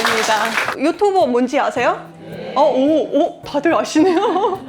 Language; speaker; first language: Korean; non-native, fluent; Estonian